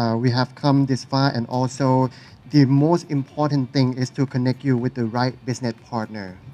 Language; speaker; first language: English; non-native, fluent; Thai